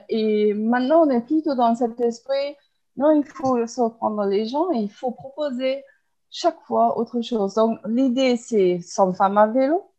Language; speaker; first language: French; non-native, fluent; German